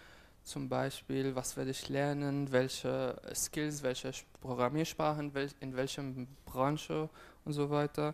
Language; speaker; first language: German; non-native, fluent; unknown